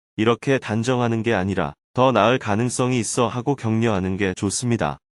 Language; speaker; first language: Korean; native; Korean